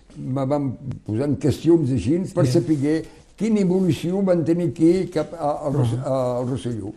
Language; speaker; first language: Catalan; non-native, local second language; French